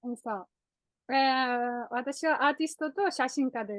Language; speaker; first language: Japanese; non-native, learner; Polish